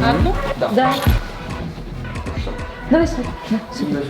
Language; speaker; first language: Russian; native; Russian